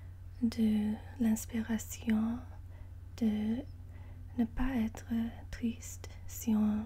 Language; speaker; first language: French; non-native, learner; English